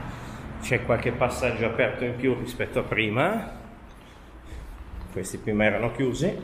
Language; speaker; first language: Italian; native; Italian